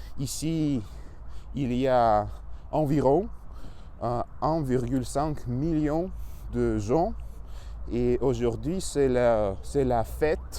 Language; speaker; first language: French; non-native, learner; Russian